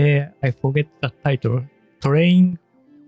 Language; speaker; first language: English; non-native, learner; Japanese